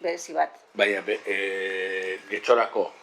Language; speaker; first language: Basque; native; Basque